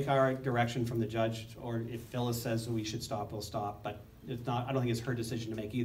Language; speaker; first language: English; native; English